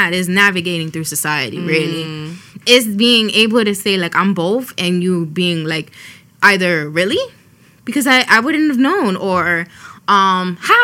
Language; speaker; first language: English; early bilingual, other home language; Spanish